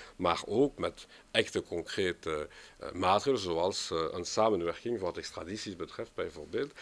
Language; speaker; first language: Dutch; non-native, local second language; French